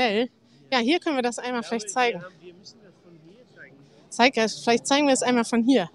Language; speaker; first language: German; native; German